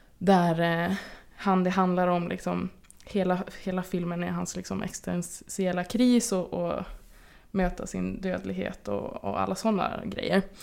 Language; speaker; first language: Swedish; native; Swedish